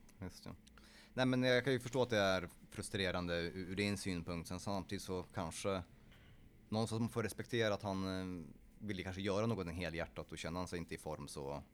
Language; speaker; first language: Swedish; early bilingual, other home language; Polish